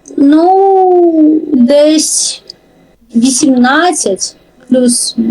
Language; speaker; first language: Ukrainian; non-native, learner; Russian